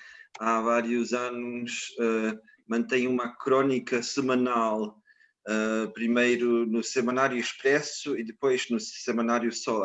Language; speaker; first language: Portuguese; non-native, fluent; Croatian